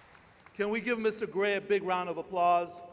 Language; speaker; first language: English; native; English